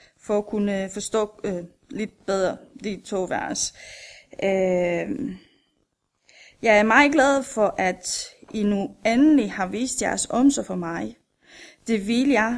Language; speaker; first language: Danish; non-native, fluent; Romanian